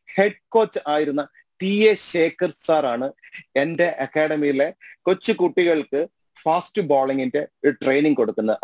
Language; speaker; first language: Malayalam; native; Malayalam